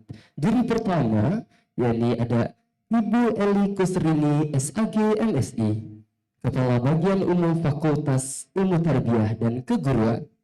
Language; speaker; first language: Indonesian; native; Indonesian